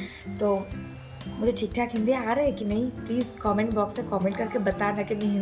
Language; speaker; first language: Hindi; non-native, local second language; Bangla